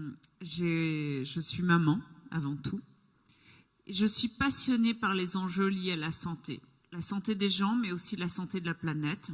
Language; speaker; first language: French; native; French